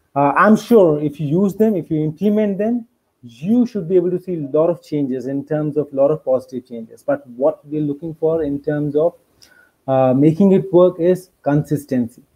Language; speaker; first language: English; non-native, local second language; Hindi